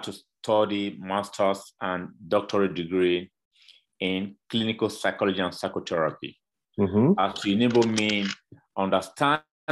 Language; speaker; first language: English; non-native, local second language; Bini